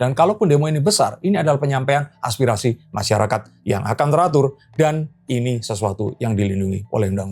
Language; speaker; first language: Indonesian; native; Indonesian